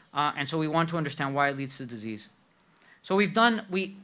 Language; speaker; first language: English; non-native, fluent; Spanish